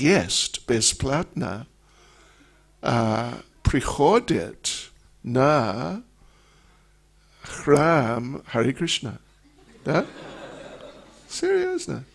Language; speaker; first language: Russian; non-native, learner; English